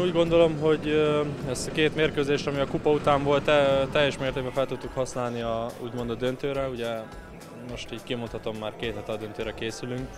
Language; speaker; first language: Hungarian; native; Hungarian